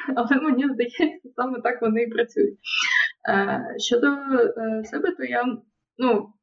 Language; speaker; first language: Ukrainian; non-native, local second language; Russian